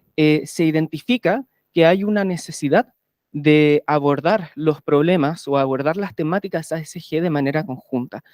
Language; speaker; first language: Spanish; native; Spanish